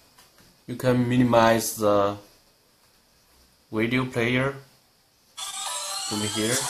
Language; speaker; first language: English; non-native, learner; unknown